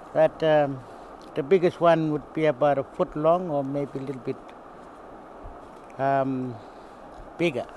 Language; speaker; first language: English; native; English